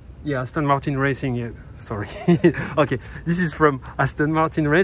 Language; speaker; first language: English; non-native, learner; French